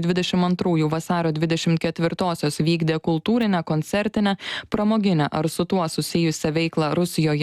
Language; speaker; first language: Lithuanian; native; Lithuanian